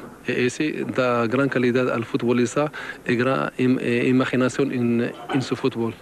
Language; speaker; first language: Spanish; non-native, fluent; Arabic